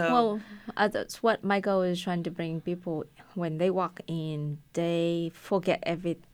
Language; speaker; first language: English; non-native, fluent; Vietnamese